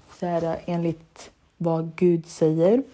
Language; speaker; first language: Swedish; early bilingual, other home language; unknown